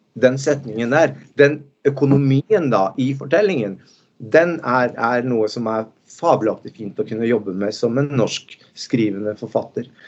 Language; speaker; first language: Norwegian; early bilingual, other home language; Spanish